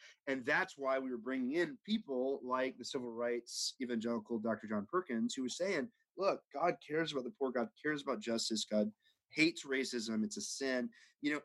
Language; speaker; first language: English; native; English